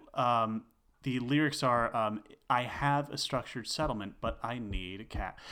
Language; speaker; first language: English; native; English